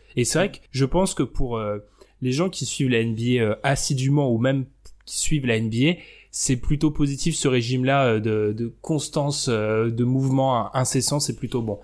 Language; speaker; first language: French; native; French